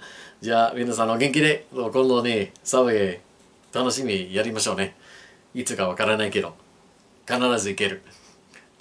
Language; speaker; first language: Japanese; non-native, learner; English